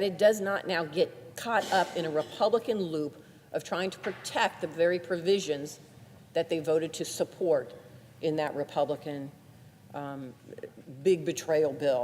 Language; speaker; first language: English; native; English